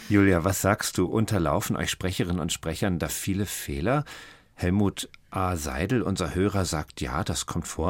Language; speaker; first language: German; native; German